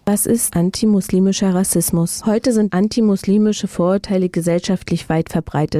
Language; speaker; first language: German; native; German